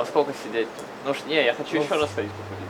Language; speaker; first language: Russian; native; Russian